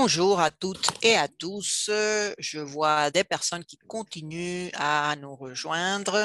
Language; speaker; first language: French; non-native, fluent; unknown